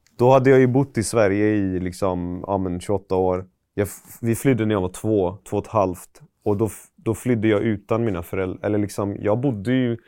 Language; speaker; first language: Swedish; early bilingual, other home language; Persian